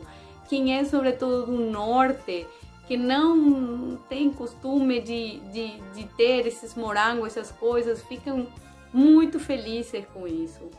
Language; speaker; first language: Portuguese; non-native, fluent; Spanish